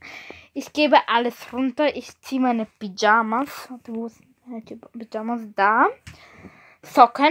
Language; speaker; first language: German; non-native, learner; Bulgarian